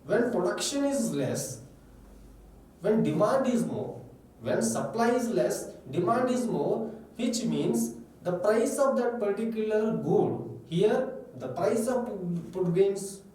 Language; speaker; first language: English; non-native, local second language; Kannada